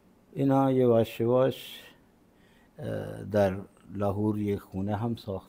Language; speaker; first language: Persian; non-native, fluent; Punjabi